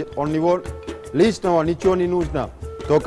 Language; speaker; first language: Russian; non-native, fluent; Sinhala